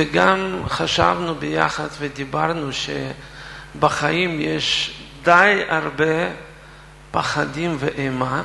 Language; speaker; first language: Hebrew; non-native, fluent; Russian